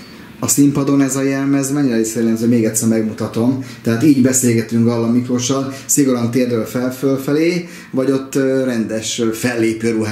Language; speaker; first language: Hungarian; native; Hungarian